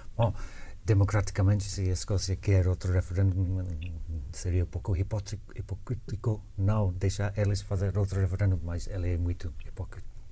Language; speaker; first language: Portuguese; non-native, fluent; English